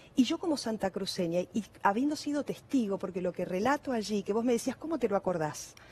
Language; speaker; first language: Spanish; native; Spanish